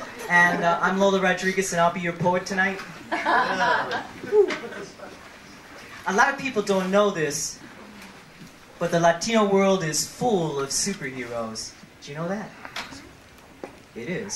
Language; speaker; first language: English; early bilingual, other home language; Spanish